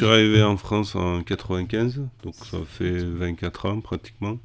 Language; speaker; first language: French; non-native, fluent; Kurdish